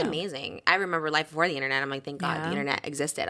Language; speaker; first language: English; native; English